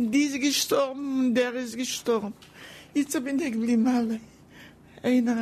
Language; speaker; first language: German; non-native, learner; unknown